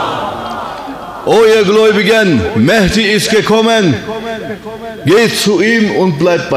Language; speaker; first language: German; non-native, fluent; Turkish